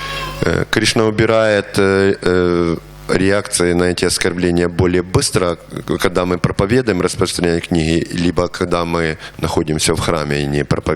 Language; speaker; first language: Russian; native; Russian